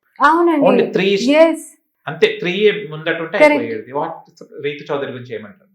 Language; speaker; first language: Telugu; native; Telugu